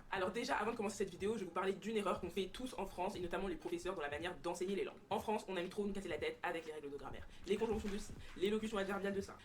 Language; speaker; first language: French; native; French